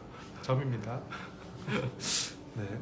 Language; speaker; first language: Korean; native; Korean